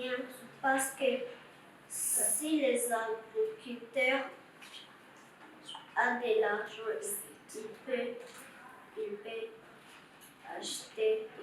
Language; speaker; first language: French; non-native, learner; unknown